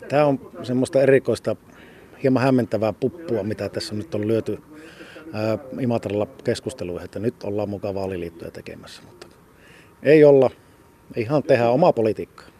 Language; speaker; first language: Finnish; native; Finnish